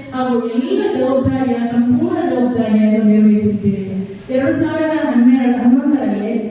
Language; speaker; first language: Kannada; native; Kannada